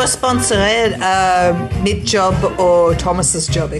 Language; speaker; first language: Danish; non-native, learner; English